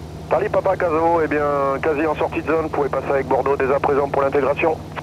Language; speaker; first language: French; native; French